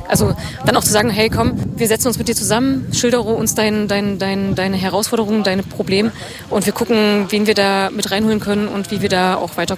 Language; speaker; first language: German; native; German